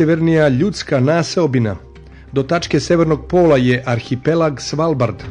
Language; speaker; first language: Serbian; native; Serbian